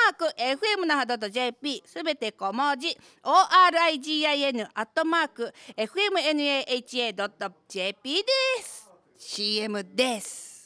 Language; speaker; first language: Japanese; native; Japanese